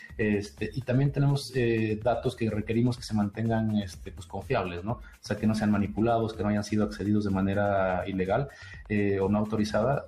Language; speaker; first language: Spanish; native; Spanish